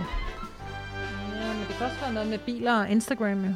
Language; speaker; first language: Danish; native; Danish